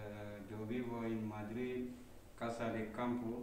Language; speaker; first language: Spanish; non-native, learner; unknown